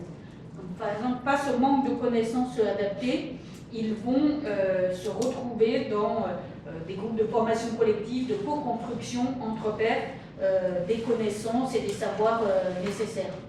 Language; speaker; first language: French; native; French